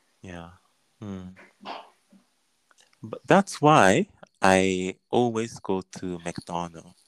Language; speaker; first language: English; non-native, learner; Japanese